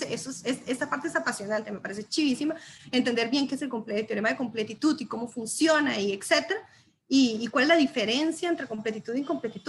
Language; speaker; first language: Spanish; native; Spanish